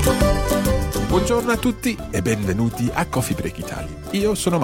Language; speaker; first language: Italian; non-native, fluent; English